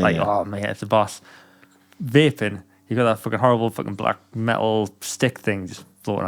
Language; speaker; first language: English; native; English